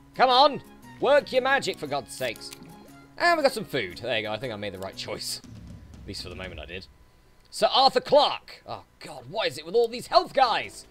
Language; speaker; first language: English; native; English